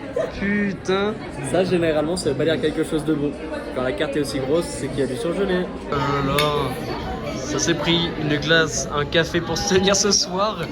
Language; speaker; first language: French; native; French